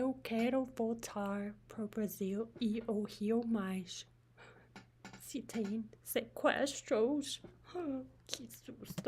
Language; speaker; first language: Portuguese; non-native, learner; English